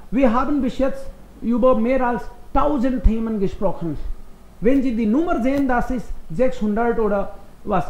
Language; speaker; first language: German; non-native, fluent; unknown